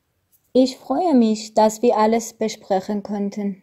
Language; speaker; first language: German; non-native, fluent; Armenian